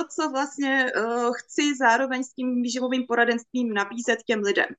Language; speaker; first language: Czech; native; Czech